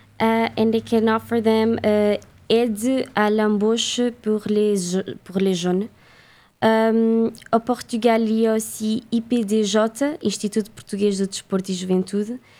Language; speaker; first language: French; non-native, learner; Portuguese